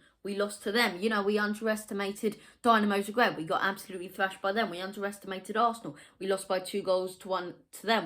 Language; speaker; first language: English; native; English